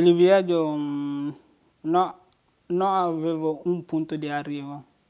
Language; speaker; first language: Italian; non-native, learner; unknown